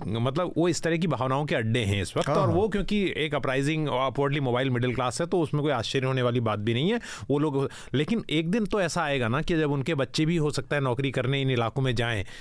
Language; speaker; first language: Hindi; native; Hindi